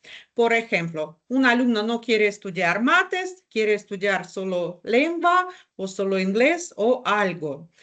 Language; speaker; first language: Spanish; non-native, learner; Russian